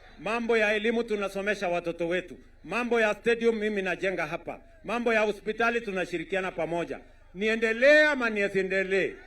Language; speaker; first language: Swahili; non-native, local second language; Kalenjin